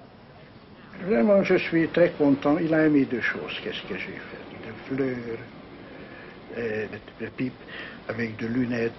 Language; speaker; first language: French; non-native, learner; Hungarian